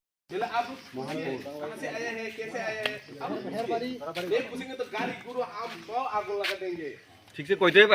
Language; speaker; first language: Hindi; non-native, local second language; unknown